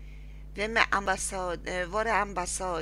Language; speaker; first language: Swedish; non-native, learner; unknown